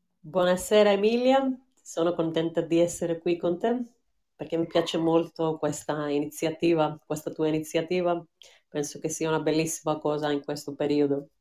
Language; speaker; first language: Italian; non-native, fluent; Greek